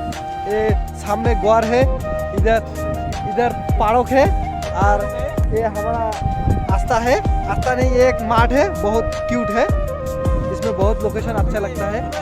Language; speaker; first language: Hindi; non-native, local second language; Bangla